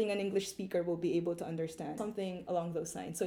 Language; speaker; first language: English; non-native, local second language; Filipino